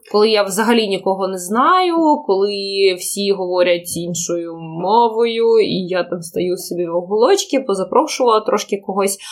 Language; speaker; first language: Ukrainian; non-native, local second language; Russian